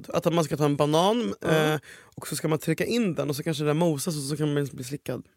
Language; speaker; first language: Swedish; native; Swedish